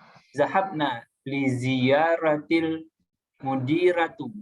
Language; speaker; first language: Arabic; non-native, learner; Indonesian